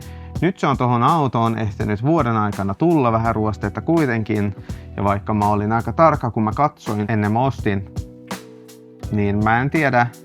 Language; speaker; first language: Finnish; non-native, local second language; Swedish